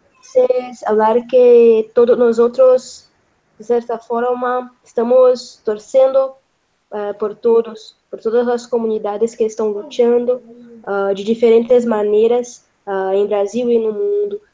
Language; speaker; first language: Portuguese; non-native, fluent; Spanish